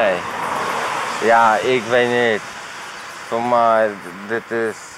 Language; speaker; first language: Dutch; non-native, learner; Polish